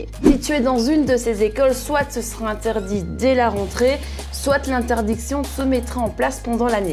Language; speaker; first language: French; native; French